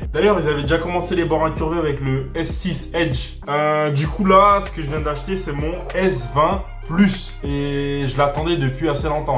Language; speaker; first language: French; native; French